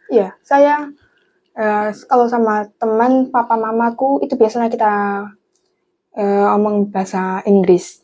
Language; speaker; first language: Indonesian; non-native, local second language; English